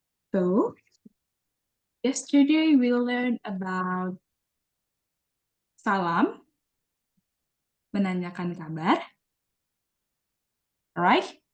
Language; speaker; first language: English; non-native, learner; Indonesian